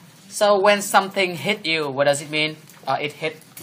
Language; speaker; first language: English; non-native, fluent; Vietnamese